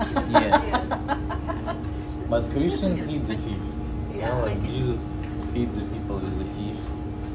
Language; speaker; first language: English; non-native, fluent; Russian